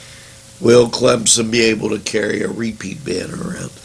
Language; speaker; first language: English; native; English